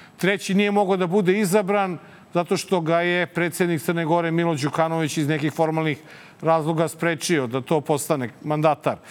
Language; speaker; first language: Serbian; native; Serbian